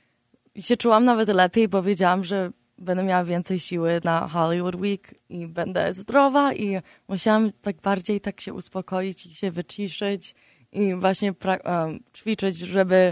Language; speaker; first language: Polish; early bilingual, heritage; Polish